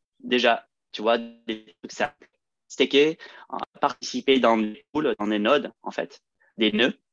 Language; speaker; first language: French; early bilingual, heritage; French